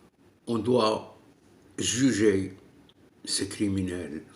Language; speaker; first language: French; non-native, local second language; Arabic